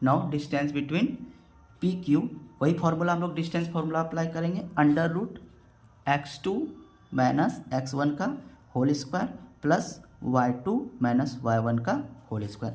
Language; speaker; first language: Hindi; native; Hindi